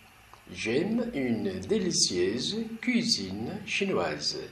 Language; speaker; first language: French; non-native, learner; Portuguese